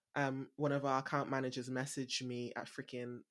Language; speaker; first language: English; native; English